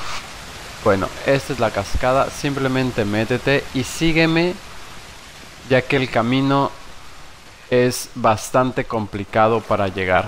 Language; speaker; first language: Spanish; native; Spanish